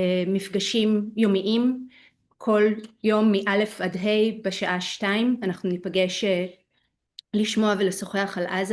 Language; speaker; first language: Hebrew; native; Hebrew